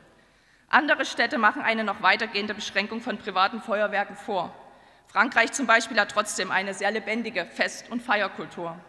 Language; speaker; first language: German; native; German